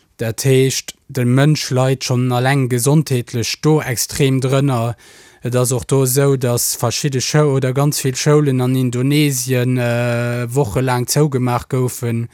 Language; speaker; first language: Luxembourgish; native; Luxembourgish